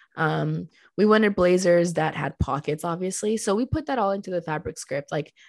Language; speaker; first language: English; early bilingual, other home language; Spanish